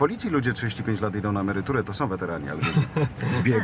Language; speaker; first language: Polish; native; Polish